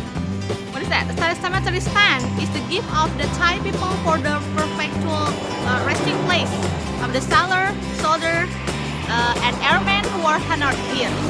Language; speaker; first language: English; non-native, local second language; Indonesian